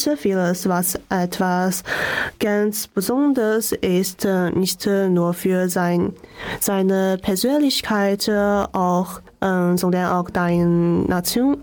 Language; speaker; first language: German; non-native, learner; Chinese